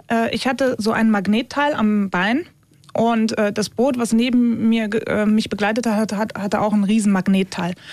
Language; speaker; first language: German; early bilingual, other home language; Turkish